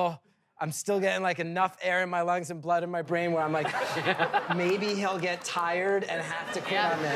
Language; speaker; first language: English; native; English